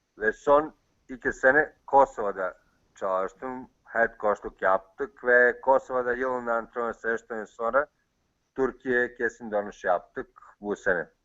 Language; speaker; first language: Turkish; non-native, fluent; Bosnian